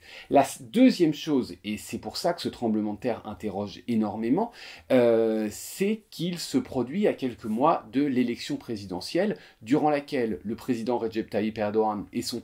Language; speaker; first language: French; native; French